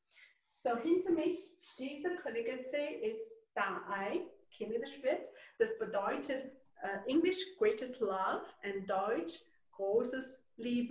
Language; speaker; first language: German; non-native, learner; Chinese